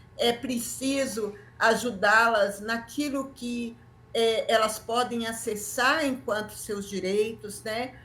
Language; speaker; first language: Portuguese; native; Portuguese